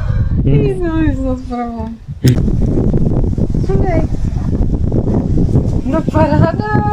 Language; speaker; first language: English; non-native, learner; Czech